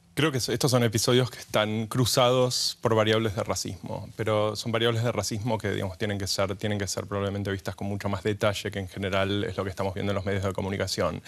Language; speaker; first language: Spanish; native; Spanish